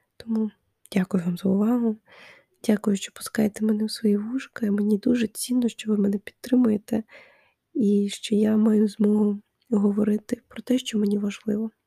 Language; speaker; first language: Ukrainian; non-native, local second language; Russian